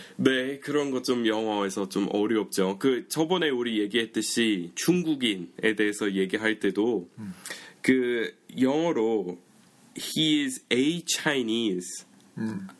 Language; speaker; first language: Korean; non-native, fluent; English